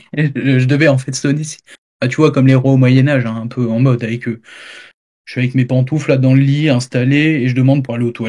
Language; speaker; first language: French; native; French